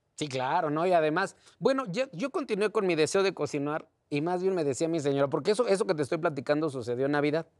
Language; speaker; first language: Spanish; native; Spanish